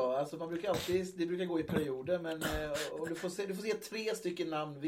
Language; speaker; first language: Swedish; native; Swedish